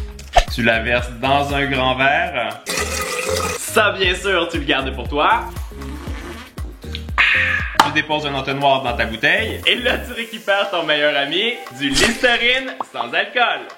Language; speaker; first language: French; native; French